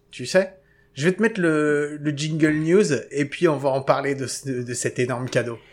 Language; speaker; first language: French; native; French